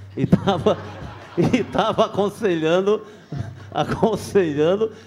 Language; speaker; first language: Portuguese; native; Portuguese